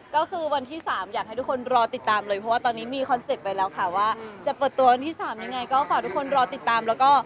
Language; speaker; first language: Thai; early bilingual, other home language; Vietnamese